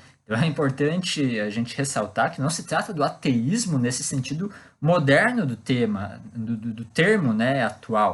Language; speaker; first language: Portuguese; native; Portuguese